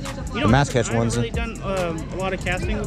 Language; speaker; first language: English; native; English